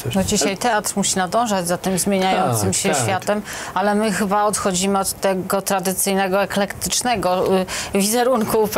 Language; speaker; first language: Polish; native; Polish